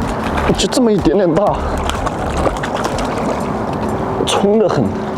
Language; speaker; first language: Chinese; native; Chinese